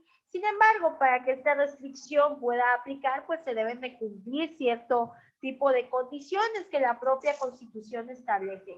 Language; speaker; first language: Spanish; native; Spanish